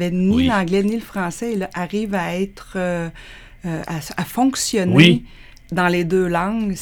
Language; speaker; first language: French; native; French